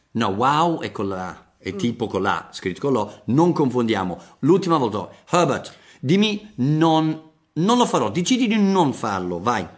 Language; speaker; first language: Italian; non-native, fluent; English